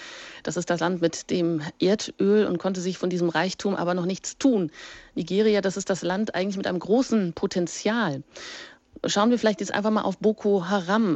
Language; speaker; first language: German; native; German